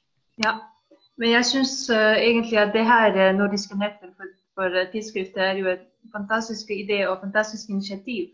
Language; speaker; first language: Swedish; non-native, fluent; Icelandic